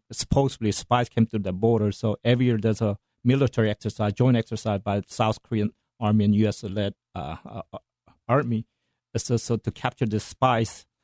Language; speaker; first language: English; non-native, fluent; Korean